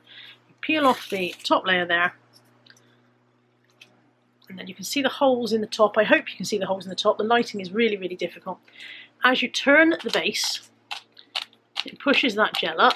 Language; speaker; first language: English; native; English